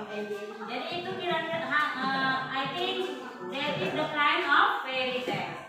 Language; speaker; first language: English; non-native, learner; Indonesian